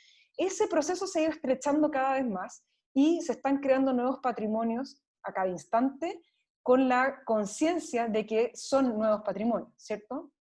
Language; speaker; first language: Spanish; native; Spanish